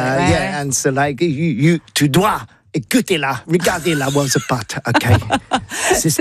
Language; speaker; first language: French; non-native, learner; English